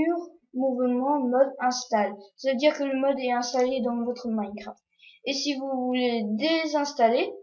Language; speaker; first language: French; non-native, learner; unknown